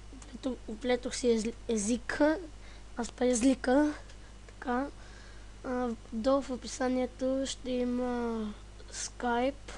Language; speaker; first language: Bulgarian; native; Bulgarian